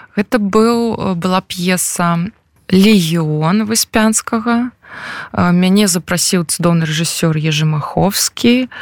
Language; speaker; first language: Belarusian; non-native, local second language; Russian